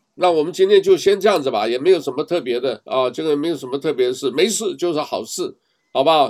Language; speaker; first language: Chinese; native; Chinese